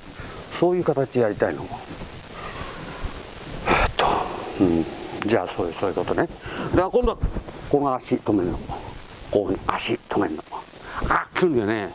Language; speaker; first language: Japanese; native; Japanese